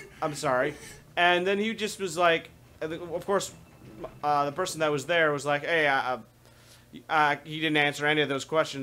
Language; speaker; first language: English; native; English